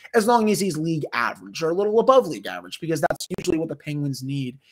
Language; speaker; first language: English; native; English